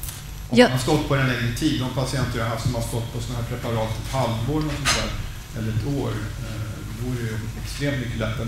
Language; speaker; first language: Swedish; native; Swedish